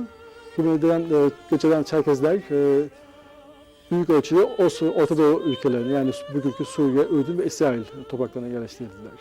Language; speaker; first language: Turkish; native; Turkish